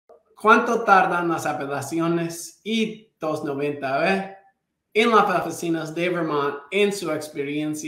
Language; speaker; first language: Spanish; non-native, fluent; English